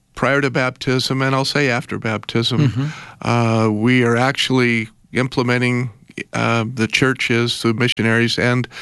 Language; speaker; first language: English; native; English